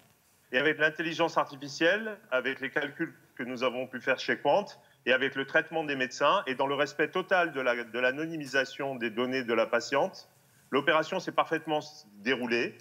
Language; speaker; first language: French; native; French